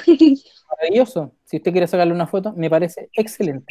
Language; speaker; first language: Spanish; native; Spanish